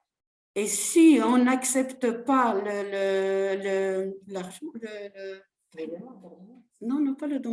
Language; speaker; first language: French; non-native, learner; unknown